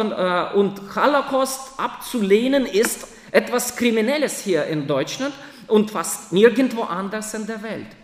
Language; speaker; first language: German; non-native, fluent; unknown